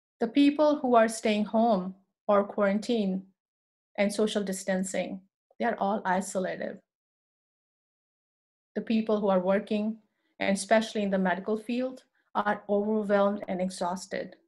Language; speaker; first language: English; non-native, local second language; Urdu